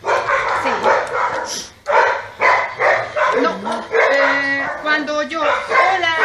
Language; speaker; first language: Spanish; non-native, learner; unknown